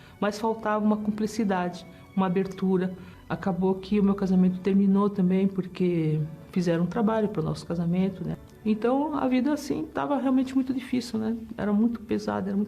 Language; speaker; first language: Portuguese; early bilingual, other home language; German